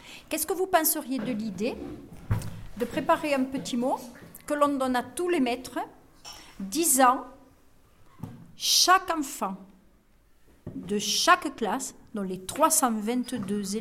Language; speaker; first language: French; native; French